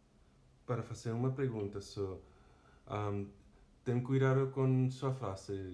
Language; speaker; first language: Portuguese; non-native, fluent; English